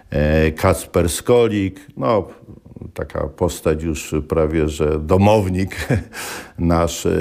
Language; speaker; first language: Polish; native; Polish